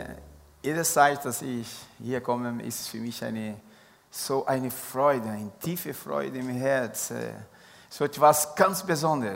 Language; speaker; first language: German; non-native, learner; Portuguese